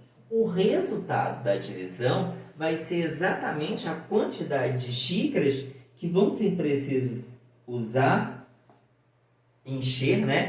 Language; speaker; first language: Portuguese; native; Portuguese